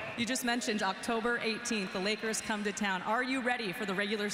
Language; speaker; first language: English; native; English